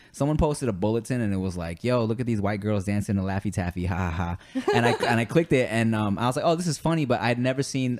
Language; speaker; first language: English; native; English